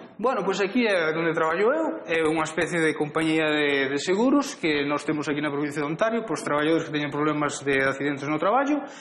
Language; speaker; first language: Galician; native; Galician